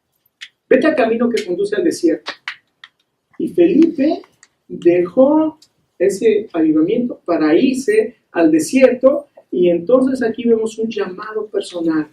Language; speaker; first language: Spanish; native; Spanish